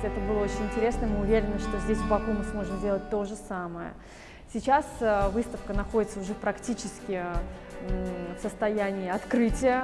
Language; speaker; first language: Russian; native; Russian